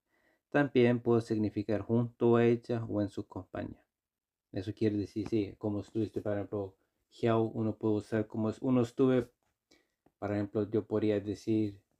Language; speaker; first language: Spanish; non-native, fluent; Icelandic